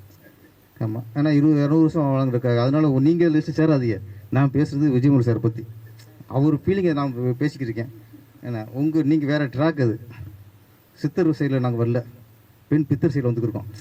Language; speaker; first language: Tamil; native; Tamil